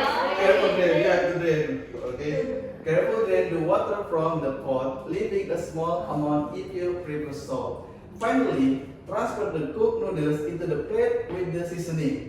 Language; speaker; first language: English; non-native, learner; Indonesian